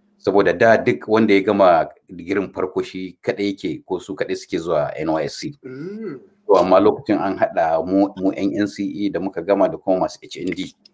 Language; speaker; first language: Hausa; native; Hausa